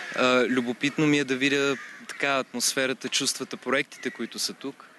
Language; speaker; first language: Bulgarian; native; Bulgarian